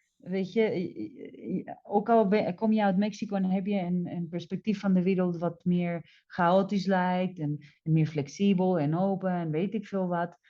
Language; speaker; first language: Dutch; non-native, fluent; Spanish